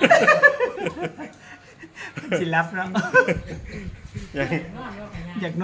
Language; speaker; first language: Thai; non-native, local second language; Lao